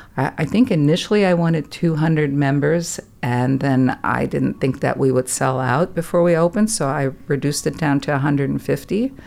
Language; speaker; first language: English; non-native, fluent; German